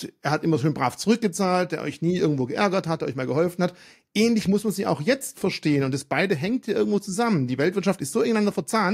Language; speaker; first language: German; native; German